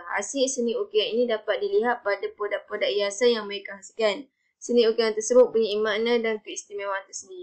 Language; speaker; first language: Malay; native; Malay